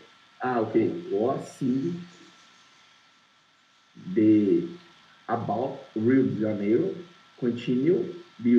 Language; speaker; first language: English; non-native, learner; Portuguese